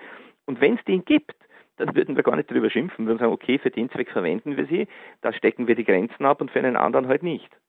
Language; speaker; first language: German; native; German